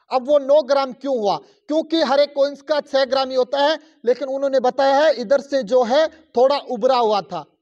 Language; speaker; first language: Hindi; native; Hindi